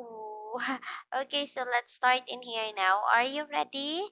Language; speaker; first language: English; non-native, fluent; Filipino